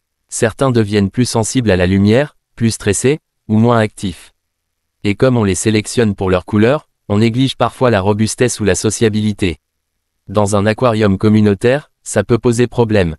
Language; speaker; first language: French; native; French